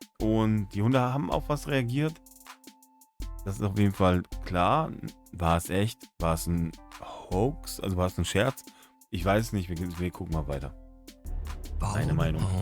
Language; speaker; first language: German; native; German